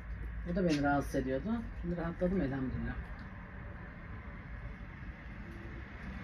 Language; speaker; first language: Turkish; native; Turkish